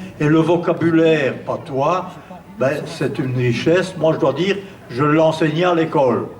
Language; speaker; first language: French; native; French